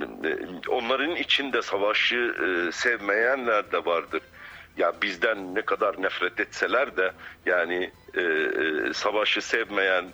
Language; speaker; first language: Turkish; non-native, fluent; Arabic